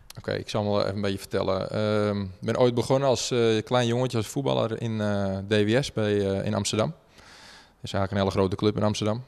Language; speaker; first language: Dutch; native; Dutch